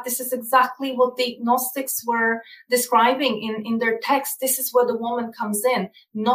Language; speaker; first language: English; non-native, fluent; Polish